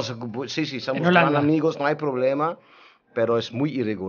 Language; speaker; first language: Spanish; non-native, learner; Dutch